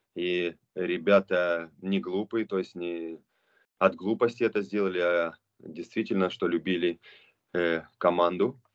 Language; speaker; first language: Russian; non-native, local second language; Romanian